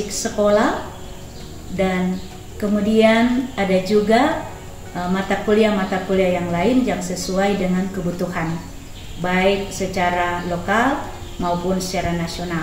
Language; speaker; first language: Indonesian; native; Indonesian